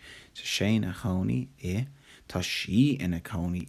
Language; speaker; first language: Irish; non-native, local second language; English